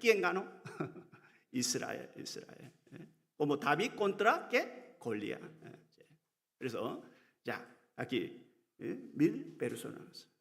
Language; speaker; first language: Spanish; non-native, learner; Korean